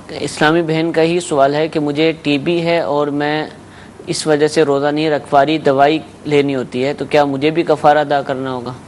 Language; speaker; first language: Urdu; native; Urdu